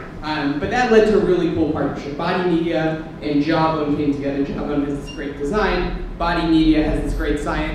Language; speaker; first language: English; native; English